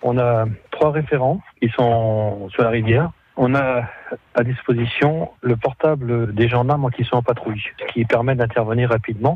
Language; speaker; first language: French; native; French